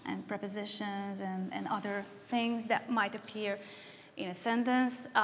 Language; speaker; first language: English; non-native, fluent; Hungarian